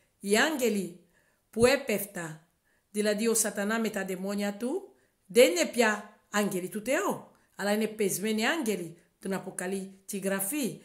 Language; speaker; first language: Greek; non-native, learner; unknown